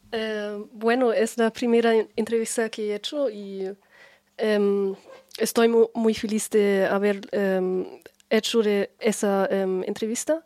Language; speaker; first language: Spanish; non-native, learner; German